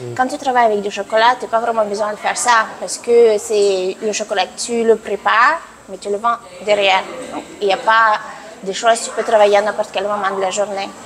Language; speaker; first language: French; non-native, fluent; Russian